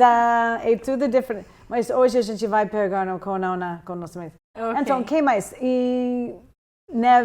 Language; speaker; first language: Portuguese; non-native, fluent; English